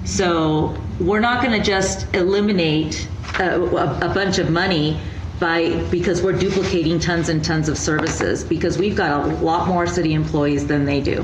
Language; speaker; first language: English; early bilingual, other home language; Spanish